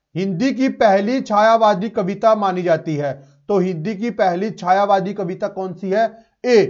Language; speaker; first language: Hindi; non-native, local second language; Punjabi